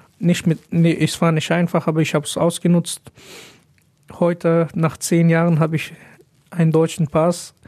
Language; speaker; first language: German; non-native, fluent; Pashto